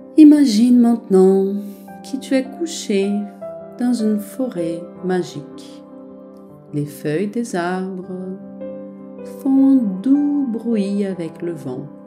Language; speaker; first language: French; non-native, fluent; Portuguese